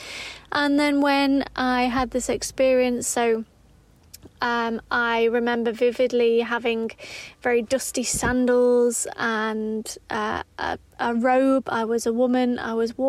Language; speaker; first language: English; native; English